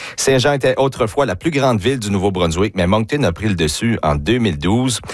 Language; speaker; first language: French; native; French